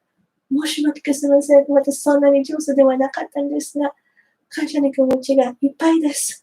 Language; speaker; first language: Japanese; non-native, fluent; Filipino